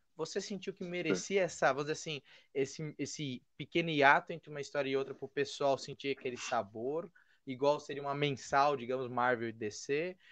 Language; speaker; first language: Portuguese; native; Portuguese